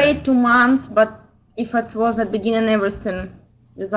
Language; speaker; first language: English; non-native, learner; Ukrainian